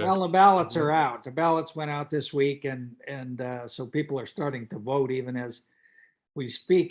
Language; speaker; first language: English; native; English